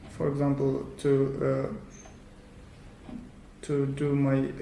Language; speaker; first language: English; non-native, learner; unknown